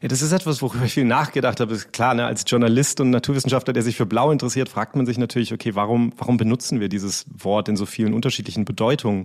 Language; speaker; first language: German; native; German